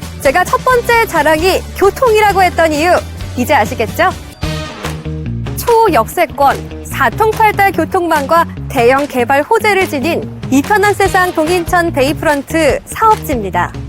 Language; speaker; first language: Korean; native; Korean